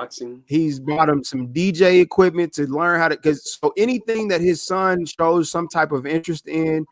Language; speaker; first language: English; native; English